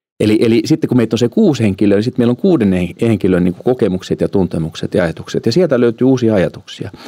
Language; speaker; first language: Finnish; early bilingual, heritage; Finnish